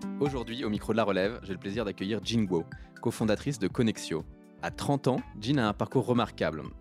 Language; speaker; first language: French; native; French